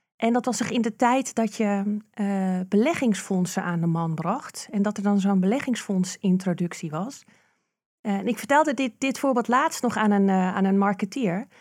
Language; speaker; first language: Dutch; native; Dutch